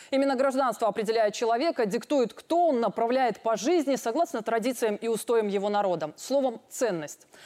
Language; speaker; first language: Russian; native; Russian